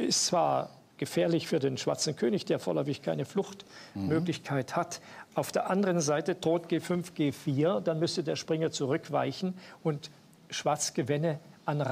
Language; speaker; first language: German; native; German